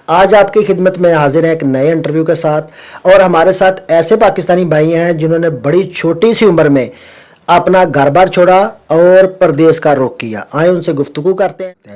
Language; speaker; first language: Urdu; non-native, local second language; Punjabi